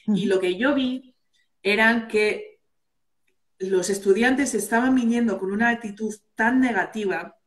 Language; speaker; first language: Spanish; early bilingual, other home language; English